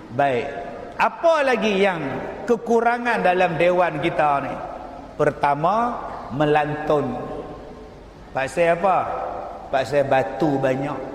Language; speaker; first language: Malay; native; Malay